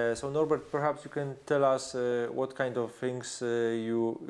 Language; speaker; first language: English; non-native, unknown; Polish